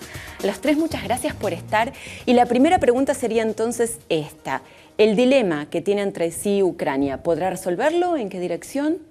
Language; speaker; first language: Spanish; native; Spanish